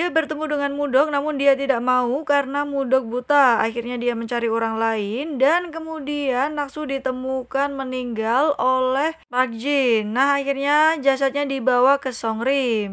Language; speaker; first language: Indonesian; native; Indonesian